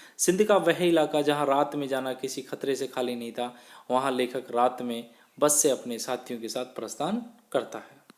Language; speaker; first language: Hindi; native; Hindi